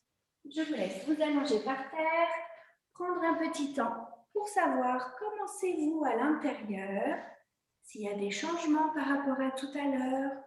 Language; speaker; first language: French; native; French